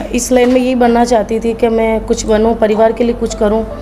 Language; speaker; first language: Hindi; native; Hindi